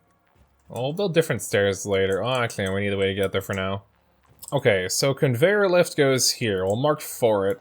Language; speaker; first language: English; native; English